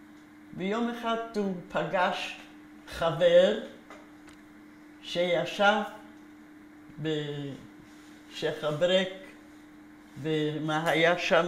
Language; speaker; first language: Hebrew; non-native, fluent; Polish